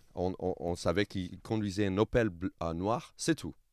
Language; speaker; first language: French; non-native, fluent; English